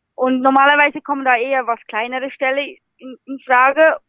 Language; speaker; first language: German; native; German